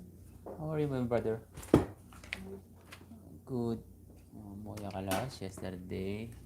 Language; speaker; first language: English; non-native, local second language; Filipino